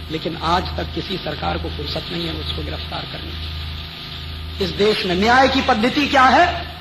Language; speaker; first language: Hindi; native; Hindi